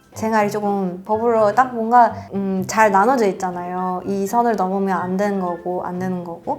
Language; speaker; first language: Korean; non-native, fluent; Persian